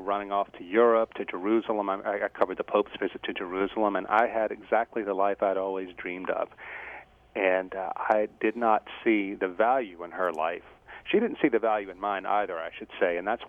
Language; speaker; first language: English; native; English